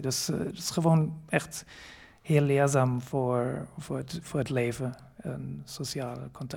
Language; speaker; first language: Dutch; non-native, fluent; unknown